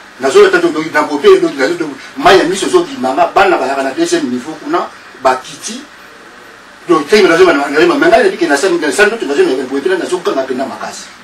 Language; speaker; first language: Lingala; non-native, local second language; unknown